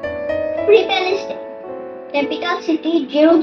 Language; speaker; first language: English; non-native, learner; Bangla